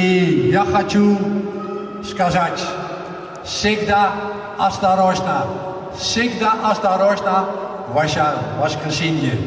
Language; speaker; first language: Russian; non-native, learner; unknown